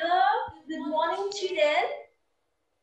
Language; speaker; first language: English; non-native, learner; Indonesian